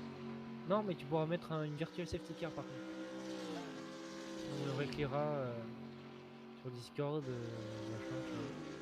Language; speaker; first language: French; native; French